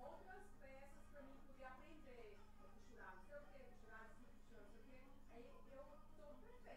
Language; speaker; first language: Portuguese; native; Portuguese